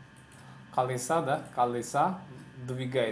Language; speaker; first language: Russian; non-native, learner; Javanese